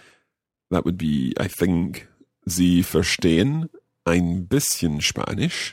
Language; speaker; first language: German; non-native, learner; English